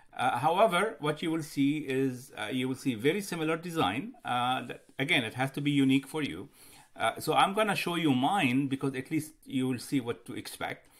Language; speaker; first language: English; non-native, fluent; Arabic